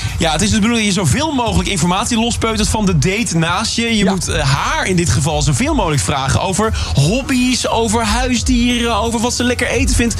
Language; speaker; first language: Dutch; native; Dutch